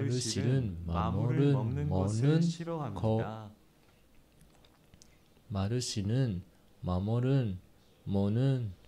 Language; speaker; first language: Korean; non-native, learner; Chinese